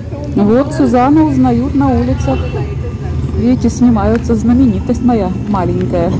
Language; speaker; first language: Russian; native; Russian